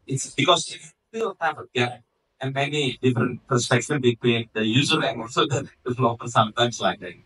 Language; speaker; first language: English; non-native, fluent; Indonesian